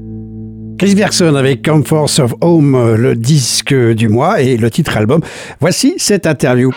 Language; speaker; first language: French; native; French